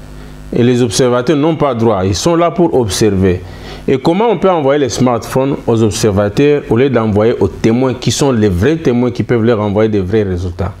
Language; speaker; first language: French; non-native, local second language; Lingala